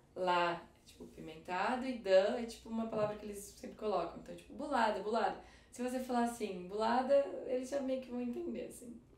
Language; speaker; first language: Portuguese; native; Portuguese